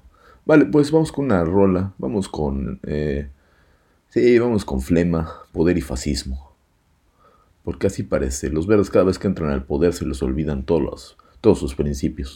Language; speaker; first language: Spanish; native; Spanish